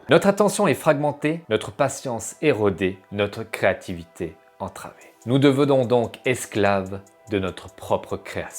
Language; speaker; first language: French; native; French